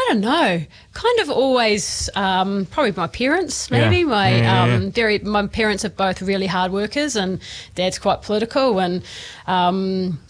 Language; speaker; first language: English; native; English